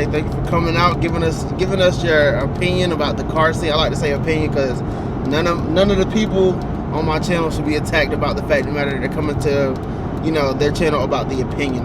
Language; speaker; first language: English; native; English